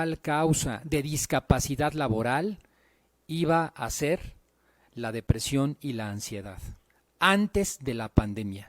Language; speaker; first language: Spanish; native; Spanish